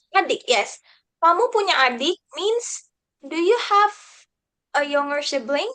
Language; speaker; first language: English; non-native, fluent; Indonesian